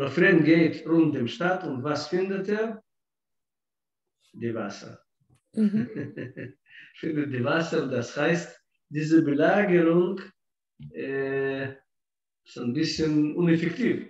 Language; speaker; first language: German; non-native, fluent; Russian